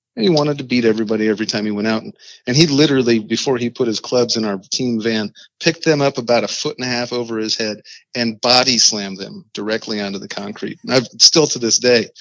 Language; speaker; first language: English; native; English